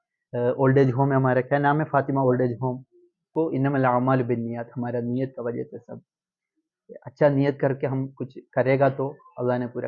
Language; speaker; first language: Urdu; non-native, local second language; Malayalam